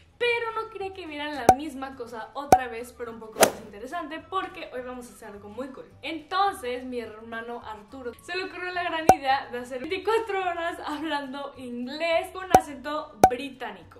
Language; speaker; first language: Spanish; early bilingual, heritage; Spanish